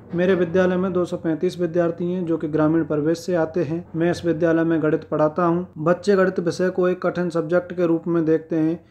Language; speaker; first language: Hindi; native; Hindi